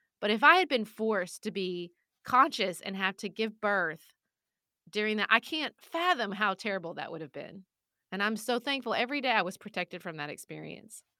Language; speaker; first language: English; native; English